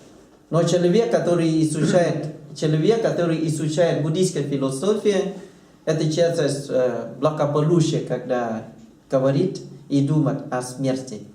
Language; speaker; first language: Russian; non-native, learner; Thai